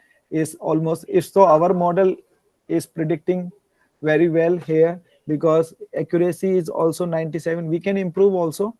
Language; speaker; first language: English; non-native, learner; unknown